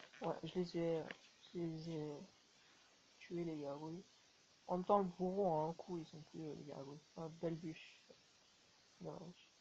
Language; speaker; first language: French; native; French